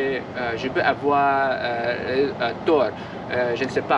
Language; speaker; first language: French; non-native, learner; English